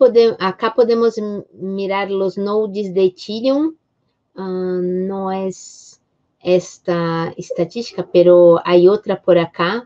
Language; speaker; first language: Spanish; non-native, fluent; Portuguese